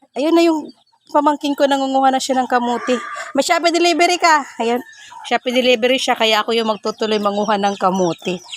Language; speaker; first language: Filipino; non-native, local second language; Waray